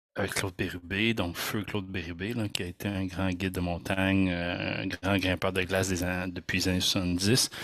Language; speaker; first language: French; native; French